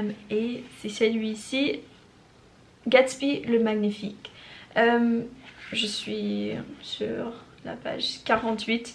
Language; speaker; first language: French; non-native, learner; English